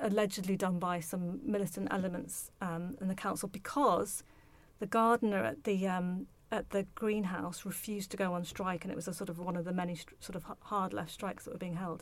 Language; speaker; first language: English; native; English